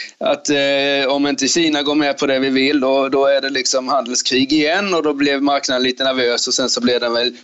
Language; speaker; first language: Swedish; native; Swedish